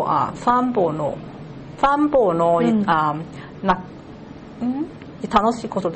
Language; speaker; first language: Japanese; non-native, learner; Cantonese